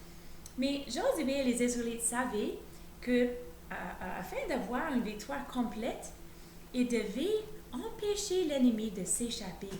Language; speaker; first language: French; native; French